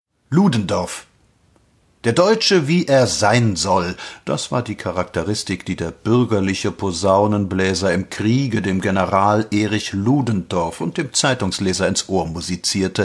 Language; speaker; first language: German; native; German